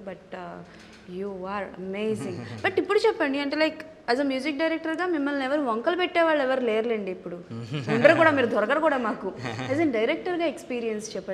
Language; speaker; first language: Telugu; native; Telugu